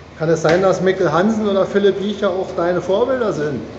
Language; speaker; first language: German; native; German